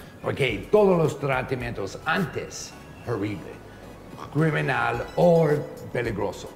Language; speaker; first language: Spanish; non-native, learner; English